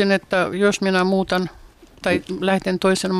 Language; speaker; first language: Finnish; non-native, fluent; Russian